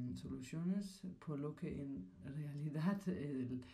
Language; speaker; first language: Spanish; non-native, fluent; Danish